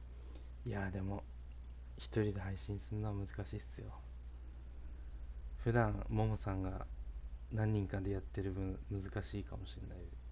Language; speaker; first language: Japanese; native; Japanese